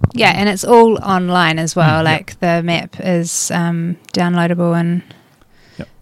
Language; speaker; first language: English; native; English